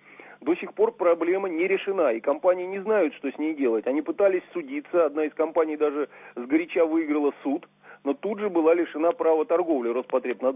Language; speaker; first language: Russian; native; Russian